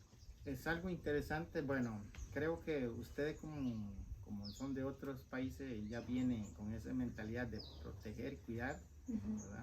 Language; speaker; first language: Spanish; non-native, local second language; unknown